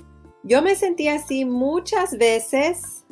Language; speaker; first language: Spanish; non-native, fluent; English